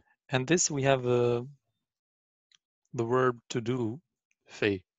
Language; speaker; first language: English; non-native, learner; Arabic